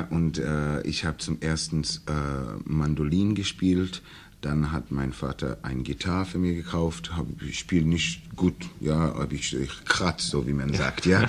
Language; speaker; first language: German; non-native, learner; English